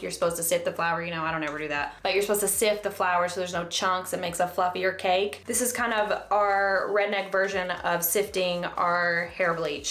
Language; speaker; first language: English; native; English